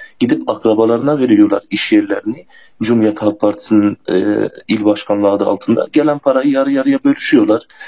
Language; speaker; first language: Turkish; non-native, local second language; Kurdish